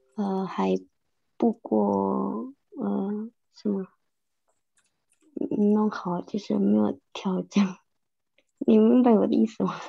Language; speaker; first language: Chinese; non-native, fluent; Indonesian